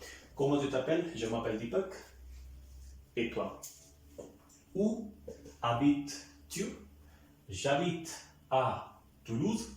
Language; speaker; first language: French; non-native, fluent; Hindi